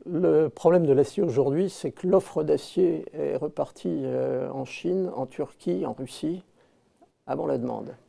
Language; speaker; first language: French; native; French